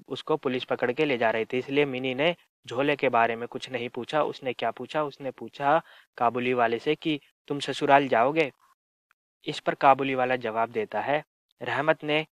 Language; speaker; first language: Hindi; native; Hindi